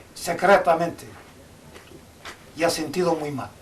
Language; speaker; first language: Spanish; non-native, fluent; Arabic